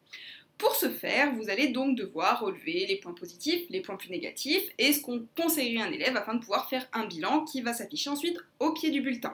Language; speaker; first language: French; native; French